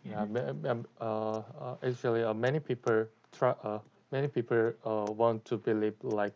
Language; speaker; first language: English; non-native, learner; Korean